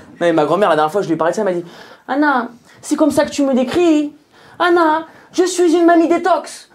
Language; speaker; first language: French; native; French